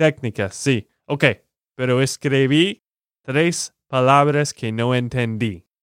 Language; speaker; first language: Spanish; non-native, learner; English